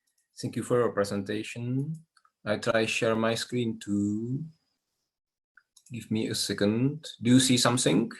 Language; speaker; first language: English; non-native, learner; Czech